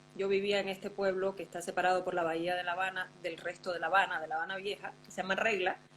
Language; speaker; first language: Spanish; native; Spanish